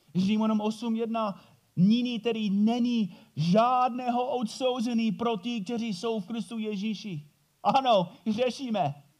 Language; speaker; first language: Czech; non-native, fluent; English